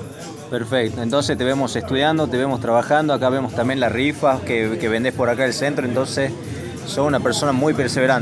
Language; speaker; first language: Spanish; native; Spanish